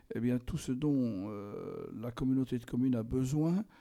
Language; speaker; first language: French; native; French